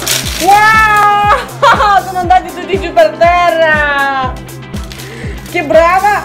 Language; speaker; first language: Italian; non-native, fluent; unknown